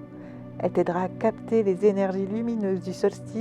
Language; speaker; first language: French; native; French